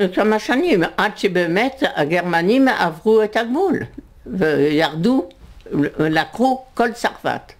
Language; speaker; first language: Hebrew; non-native, fluent; French